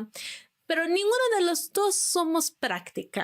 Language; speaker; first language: Spanish; non-native, fluent; Persian